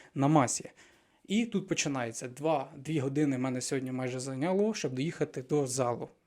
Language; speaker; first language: Ukrainian; non-native, local second language; Russian